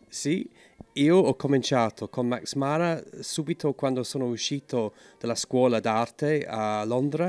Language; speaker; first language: Italian; non-native, fluent; English